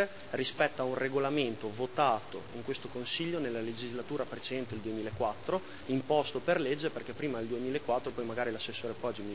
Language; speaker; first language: Italian; native; Italian